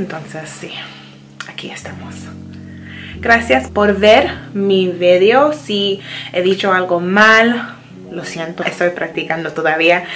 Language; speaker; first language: Spanish; non-native, learner; English